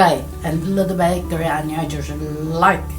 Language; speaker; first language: English; non-native, learner; Chinese